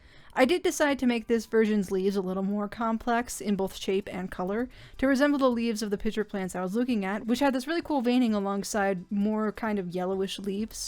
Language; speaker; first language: English; native; English